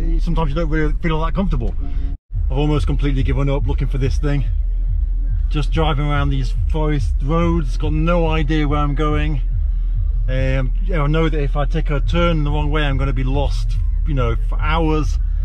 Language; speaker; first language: English; native; English